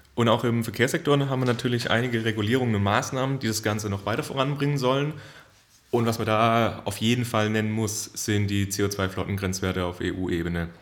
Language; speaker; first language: German; native; German